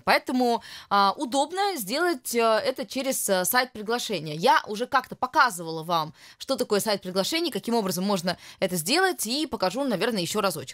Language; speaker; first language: Russian; native; Russian